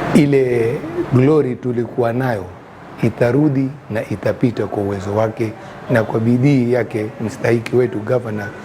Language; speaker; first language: Swahili; native; Swahili